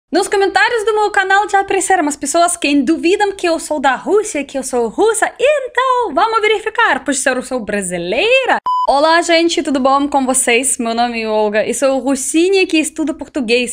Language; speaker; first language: Portuguese; non-native, learner; Russian